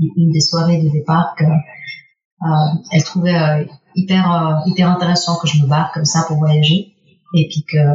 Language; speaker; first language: French; early bilingual, other home language; Spanish